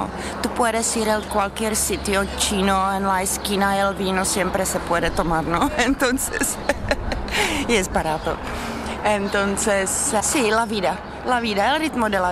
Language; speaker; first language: Spanish; non-native, fluent; Czech